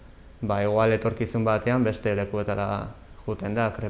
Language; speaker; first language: Basque; non-native, local second language; Spanish